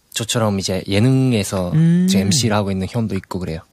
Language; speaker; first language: Korean; non-native, fluent; Japanese